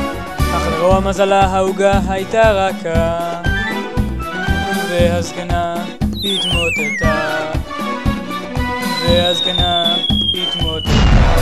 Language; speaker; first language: Hebrew; native; Hebrew